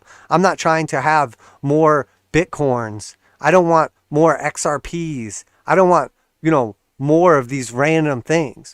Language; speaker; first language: English; native; English